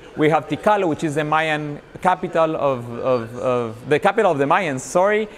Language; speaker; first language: English; non-native, fluent; Spanish